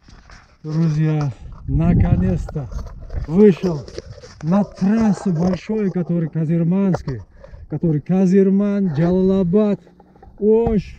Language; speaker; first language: Russian; non-native, fluent; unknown